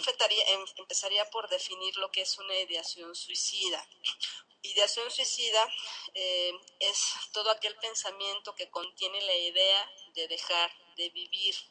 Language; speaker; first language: Spanish; native; Spanish